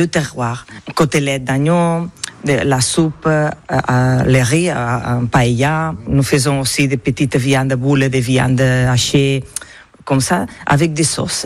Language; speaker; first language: French; non-native, learner; Catalan